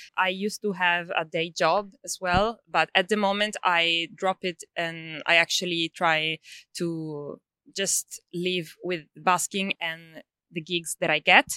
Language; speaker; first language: English; non-native, fluent; Italian